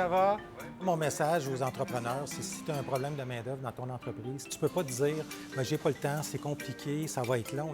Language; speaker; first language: French; native; French